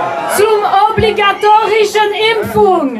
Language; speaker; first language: German; non-native, local second language; French